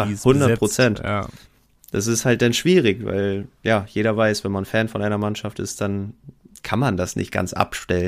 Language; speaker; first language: German; native; German